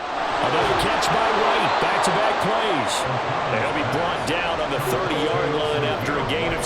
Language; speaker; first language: English; native; English